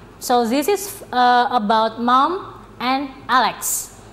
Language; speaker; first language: English; non-native, fluent; Indonesian